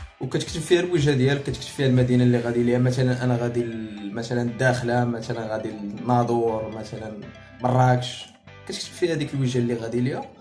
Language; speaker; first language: Arabic; native; Arabic